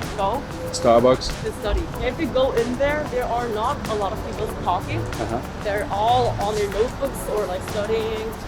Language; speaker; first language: English; non-native, fluent; Korean